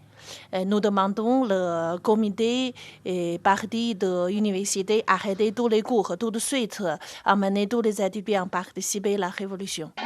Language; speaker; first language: French; non-native, fluent; Chinese